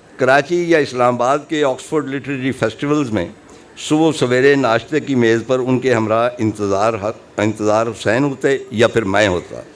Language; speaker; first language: Urdu; non-native, local second language; Punjabi